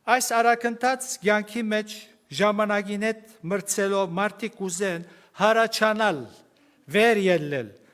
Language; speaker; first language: Armenian; early bilingual, heritage; Armenian